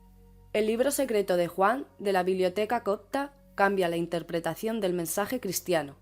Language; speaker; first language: Spanish; native; Spanish